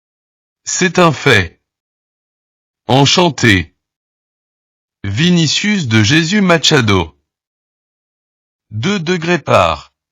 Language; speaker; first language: French; non-native, learner; Portuguese